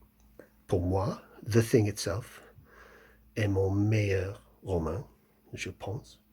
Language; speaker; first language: French; non-native, fluent; English